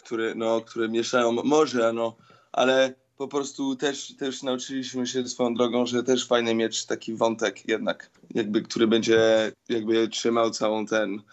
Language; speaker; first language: Polish; early bilingual, heritage; Polish